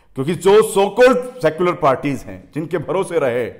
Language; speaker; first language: Hindi; native; Hindi